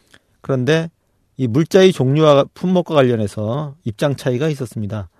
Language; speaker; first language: Korean; native; Korean